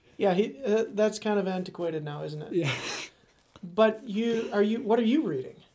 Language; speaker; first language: English; native; English